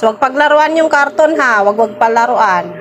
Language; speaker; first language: Filipino; native; Filipino